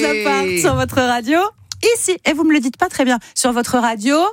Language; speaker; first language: French; native; French